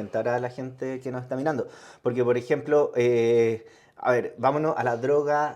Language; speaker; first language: Spanish; native; Spanish